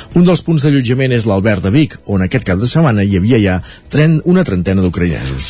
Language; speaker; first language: Catalan; native; Catalan